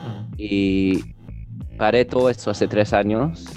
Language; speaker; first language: Spanish; early bilingual, heritage; English